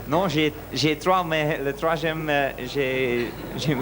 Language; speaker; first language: French; non-native, local second language; Dutch